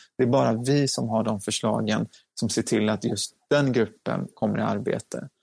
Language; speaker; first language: Swedish; native; Swedish